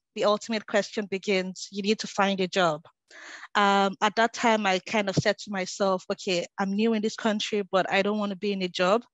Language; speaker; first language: English; non-native, local second language; Yoruba